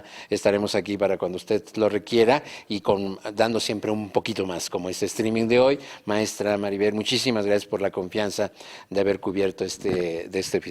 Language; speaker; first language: Spanish; native; Spanish